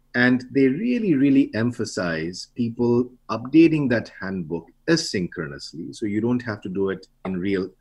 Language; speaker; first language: English; non-native, local second language; Bangla